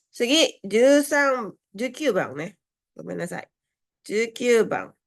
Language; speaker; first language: Japanese; non-native, fluent; Indonesian